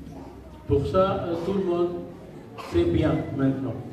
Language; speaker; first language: French; non-native, learner; Rohingya